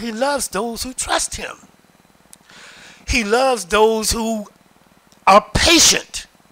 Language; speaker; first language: English; native; English